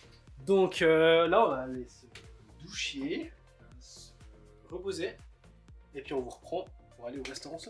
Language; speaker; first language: French; native; French